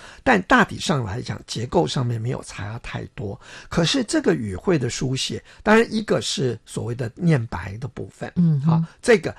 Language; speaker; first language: Chinese; non-native, local second language; Min Nan Chinese